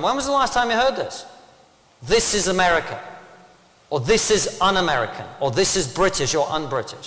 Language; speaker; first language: English; early bilingual, other home language; Russian